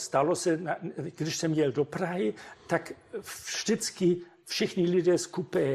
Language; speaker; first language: Czech; non-native, fluent; German